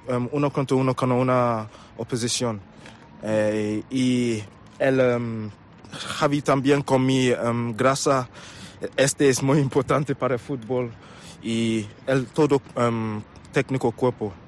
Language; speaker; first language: Spanish; non-native, learner; English